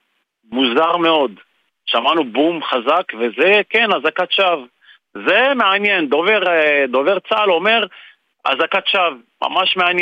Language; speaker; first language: Hebrew; native; Hebrew